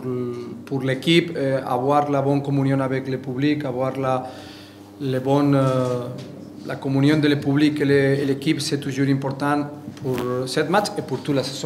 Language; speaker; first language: French; non-native, fluent; Spanish